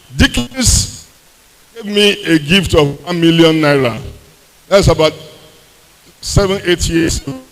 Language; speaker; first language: English; non-native, local second language; Yoruba